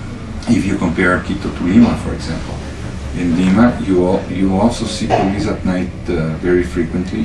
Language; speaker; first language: English; non-native, learner; Spanish